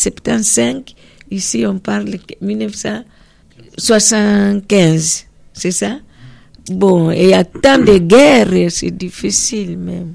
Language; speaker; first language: French; non-native, learner; Portuguese